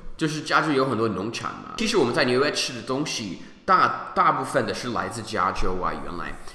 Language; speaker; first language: Chinese; non-native, fluent; English